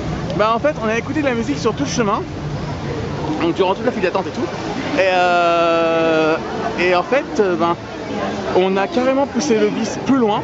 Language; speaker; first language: French; native; French